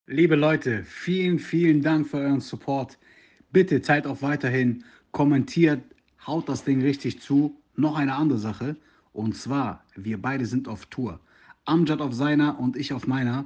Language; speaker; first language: German; native; German